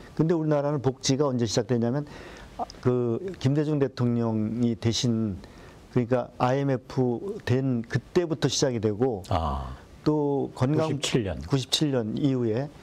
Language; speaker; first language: Korean; native; Korean